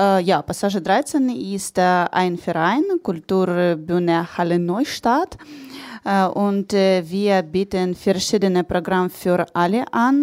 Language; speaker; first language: German; non-native, learner; Ukrainian